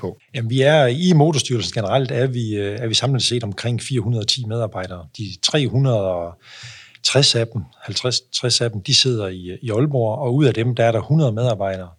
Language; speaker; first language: Danish; native; Danish